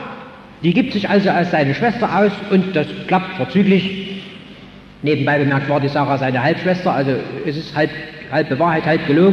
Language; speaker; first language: German; native; German